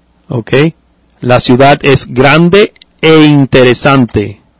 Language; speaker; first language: Spanish; native; Spanish